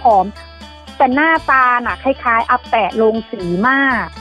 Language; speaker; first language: Thai; native; Thai